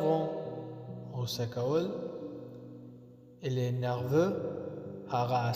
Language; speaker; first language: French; non-native, learner; Pashto